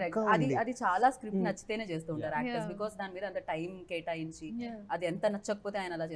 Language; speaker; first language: Telugu; native; Telugu